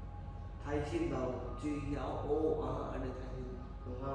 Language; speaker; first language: Vietnamese; non-native, learner; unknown